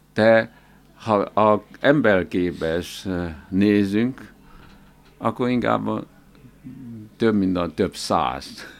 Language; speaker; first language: Hungarian; non-native, learner; Chinese